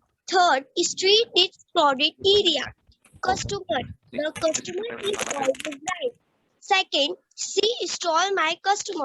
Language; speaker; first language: English; non-native, learner; Hindi